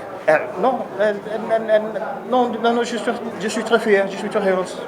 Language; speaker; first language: French; non-native, learner; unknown